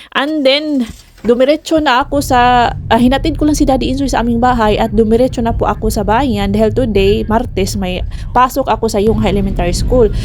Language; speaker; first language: Filipino; non-native, local second language; Cebuano